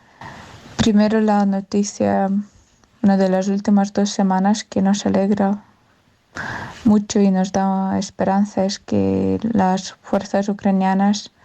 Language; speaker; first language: Spanish; non-native, fluent; Ukrainian